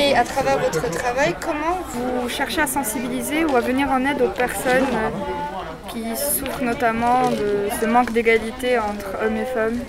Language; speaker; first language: French; native; French